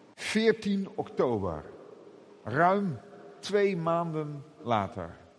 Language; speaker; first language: Dutch; native; Dutch